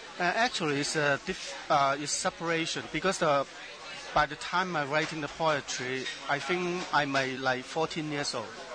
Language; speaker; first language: English; non-native, learner; Chinese